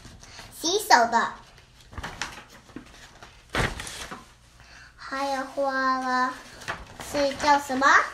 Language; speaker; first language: Chinese; early bilingual, heritage; English